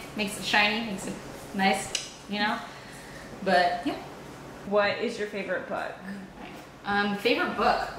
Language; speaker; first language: English; early bilingual, other home language; Spanish